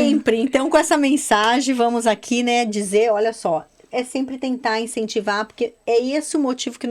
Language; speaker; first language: Portuguese; native; Portuguese